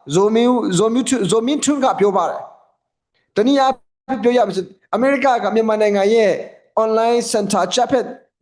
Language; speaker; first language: Burmese; native; Burmese